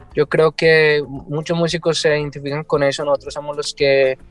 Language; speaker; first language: Spanish; native; Spanish